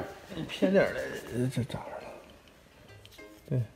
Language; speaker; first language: Chinese; native; Chinese